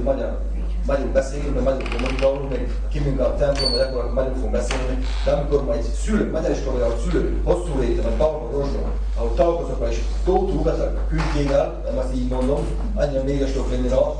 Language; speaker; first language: Hungarian; non-native, local second language; Slovak